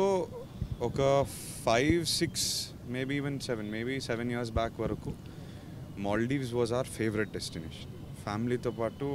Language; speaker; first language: Telugu; native; Telugu